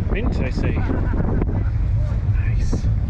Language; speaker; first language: English; native; English